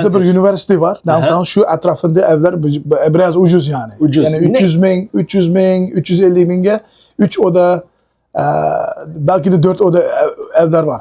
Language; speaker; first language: Turkish; non-native, learner; Uyghur